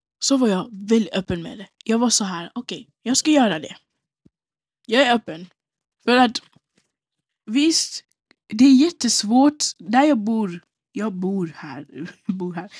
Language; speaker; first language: Swedish; non-native, local second language; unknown